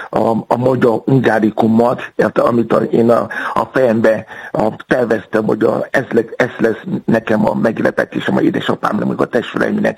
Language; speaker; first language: Hungarian; non-native, learner; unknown